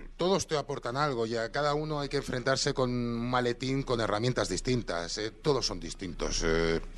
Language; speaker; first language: Spanish; native; Spanish